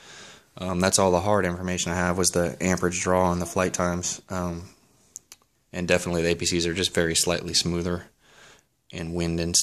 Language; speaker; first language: English; native; English